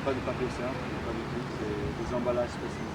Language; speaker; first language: French; native; French